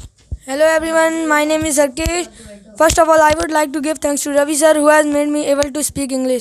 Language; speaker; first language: English; non-native, learner; Hindi